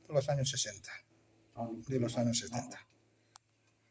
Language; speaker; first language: Spanish; non-native, fluent; Indonesian